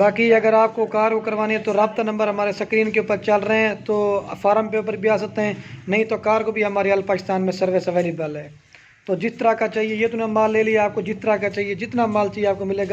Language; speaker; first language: Hindi; non-native, local second language; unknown